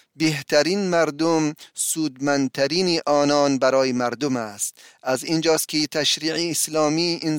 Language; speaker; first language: Persian; native; Persian